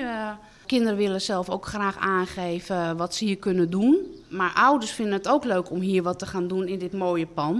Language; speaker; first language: Dutch; native; Dutch